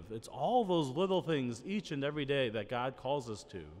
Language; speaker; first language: English; native; English